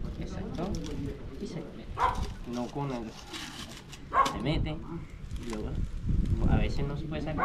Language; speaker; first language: Spanish; native; Spanish